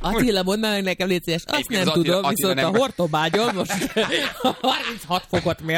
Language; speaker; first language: Hungarian; native; Hungarian